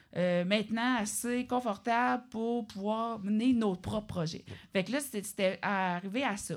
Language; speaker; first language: French; native; French